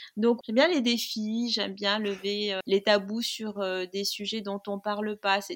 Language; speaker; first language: French; non-native, local second language; Arabic